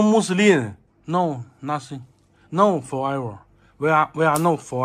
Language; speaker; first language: English; non-native, learner; Chinese